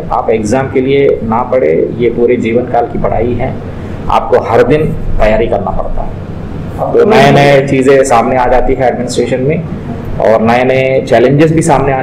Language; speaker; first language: Hindi; non-native, local second language; Telugu